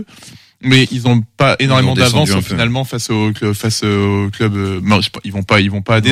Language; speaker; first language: French; native; French